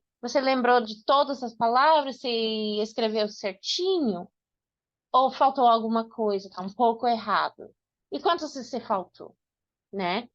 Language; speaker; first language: Portuguese; non-native, fluent; English